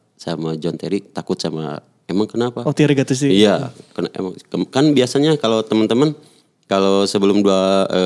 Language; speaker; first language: Indonesian; native; Indonesian